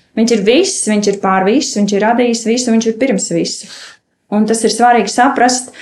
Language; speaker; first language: Latvian; native; Latvian